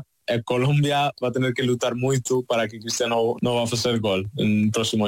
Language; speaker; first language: Portuguese; non-native, fluent; Spanish